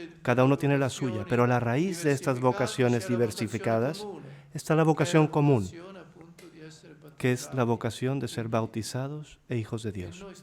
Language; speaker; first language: Spanish; non-native, fluent; Italian